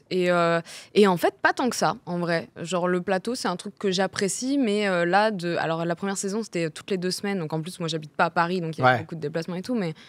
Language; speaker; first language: French; native; French